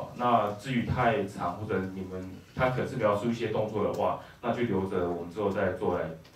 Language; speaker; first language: Chinese; native; Chinese